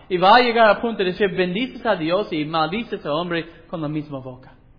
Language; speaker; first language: Spanish; non-native, learner; English